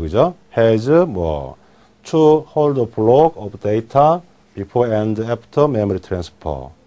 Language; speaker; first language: English; non-native, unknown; Korean